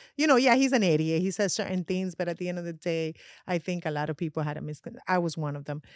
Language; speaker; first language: English; non-native, fluent; Spanish